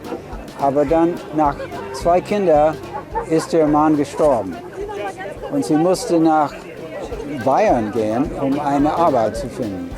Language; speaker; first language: German; non-native, fluent; English